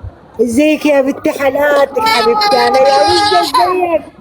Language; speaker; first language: Arabic; native; Arabic